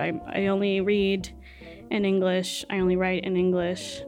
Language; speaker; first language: English; early bilingual, other home language; Spanish